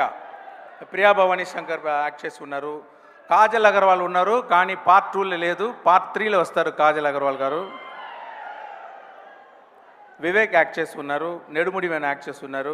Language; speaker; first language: Telugu; non-native, fluent; Tamil